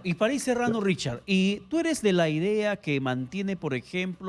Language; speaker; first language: Spanish; native; Spanish